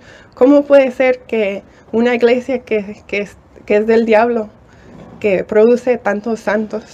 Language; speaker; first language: Spanish; non-native, fluent; English